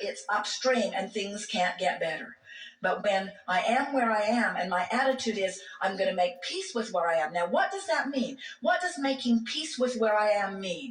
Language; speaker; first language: English; native; English